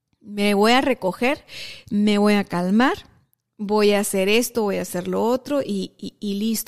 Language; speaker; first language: Spanish; native; Spanish